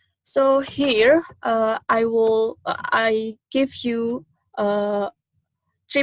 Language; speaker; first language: English; non-native, learner; Indonesian